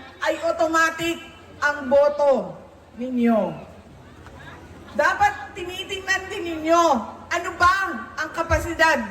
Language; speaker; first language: Filipino; non-native, local second language; Cebuano